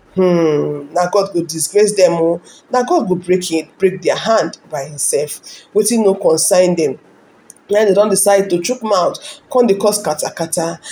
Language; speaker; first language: Nigerian Pidgin; non-native, local second language; Igbo